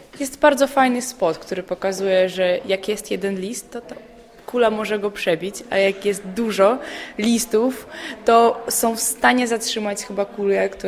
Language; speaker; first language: Polish; non-native, fluent; Belarusian